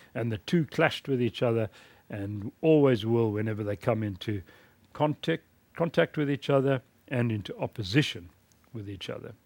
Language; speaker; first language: English; native; English